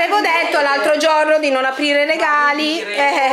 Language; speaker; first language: Italian; native; Italian